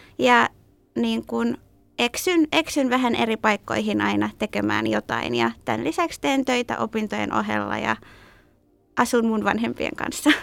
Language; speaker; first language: Finnish; early bilingual, other home language; Persian